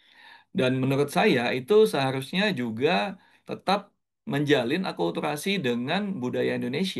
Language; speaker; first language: Indonesian; native; Indonesian